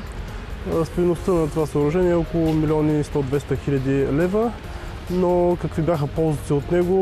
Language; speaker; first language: Bulgarian; native; Bulgarian